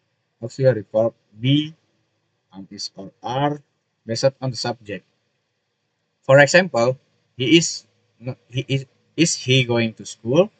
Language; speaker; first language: English; non-native, learner; Indonesian